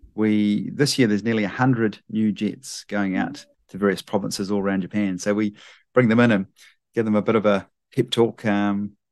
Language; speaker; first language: English; native; English